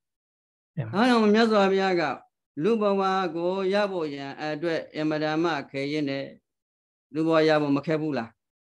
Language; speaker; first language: Burmese; native; Burmese